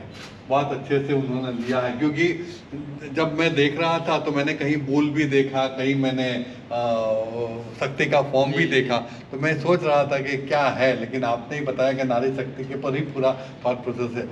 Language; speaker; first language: Hindi; non-native, local second language; Gujarati